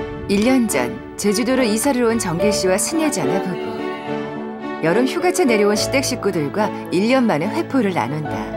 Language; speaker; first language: Korean; native; Korean